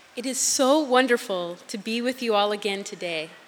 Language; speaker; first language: English; native; English